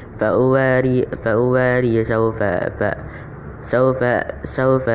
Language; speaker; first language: Arabic; non-native, learner; Indonesian